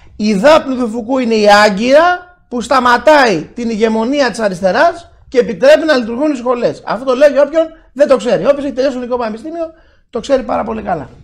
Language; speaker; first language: Greek; native; Greek